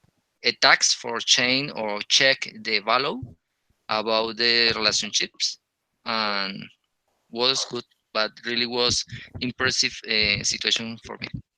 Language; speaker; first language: English; non-native, learner; Spanish